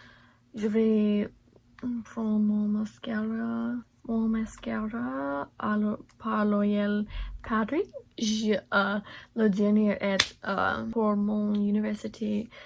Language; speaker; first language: French; non-native, learner; English